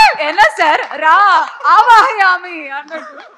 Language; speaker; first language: Telugu; native; Telugu